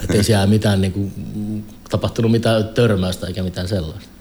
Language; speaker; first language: Finnish; native; Finnish